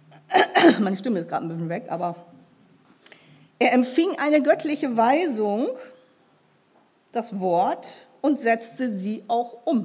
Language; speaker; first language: German; native; German